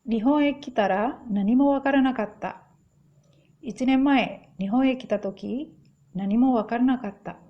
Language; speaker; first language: Japanese; non-native, fluent; Indonesian